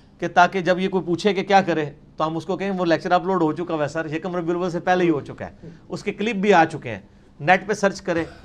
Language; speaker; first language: Urdu; non-native, local second language; Punjabi